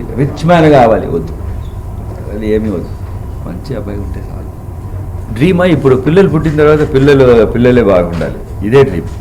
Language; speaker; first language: Telugu; non-native, learner; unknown